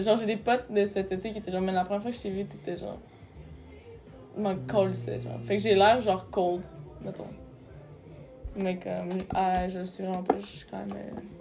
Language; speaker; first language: French; native; French